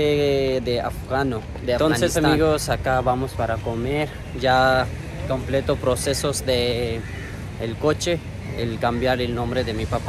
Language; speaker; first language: Spanish; non-native, learner; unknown